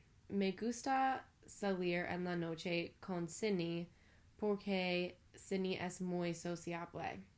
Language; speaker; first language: Spanish; non-native, learner; English